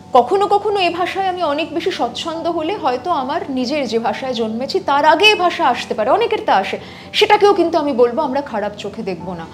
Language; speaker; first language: Bangla; native; Bangla